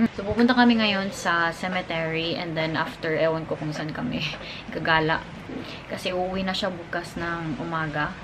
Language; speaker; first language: Filipino; non-native, local second language; Cebuano